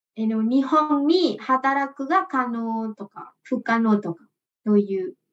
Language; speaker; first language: Japanese; non-native, learner; Indonesian